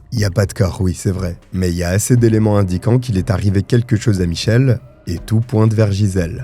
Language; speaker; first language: French; native; French